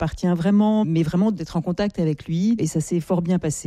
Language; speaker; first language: French; native; French